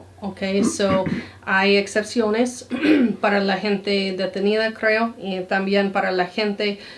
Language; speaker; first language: Spanish; non-native, fluent; English